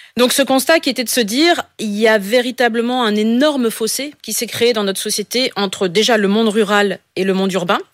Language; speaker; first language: French; native; French